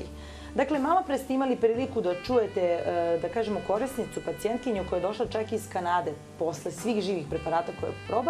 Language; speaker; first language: Serbian; native; Serbian